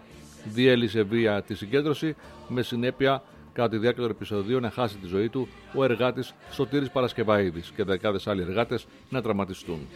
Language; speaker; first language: Greek; native; Greek